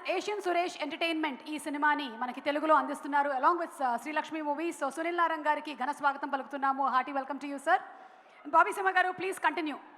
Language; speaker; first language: Telugu; native; Telugu